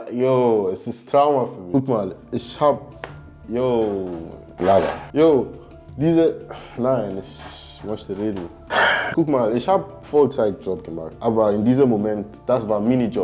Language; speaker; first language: German; non-native, learner; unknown